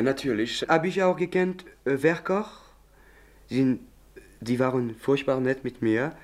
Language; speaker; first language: German; non-native, learner; French